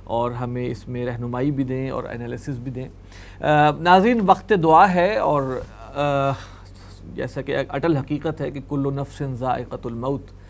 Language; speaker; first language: Hindi; native; Hindi